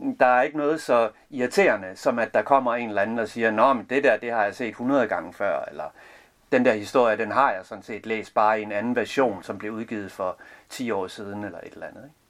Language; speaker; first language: Danish; early bilingual, other home language; Serbian